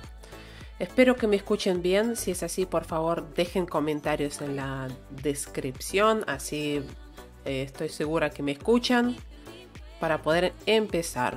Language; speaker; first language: Spanish; non-native, fluent; Russian